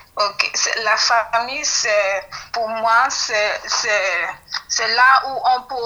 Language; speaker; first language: French; non-native, learner; Yoruba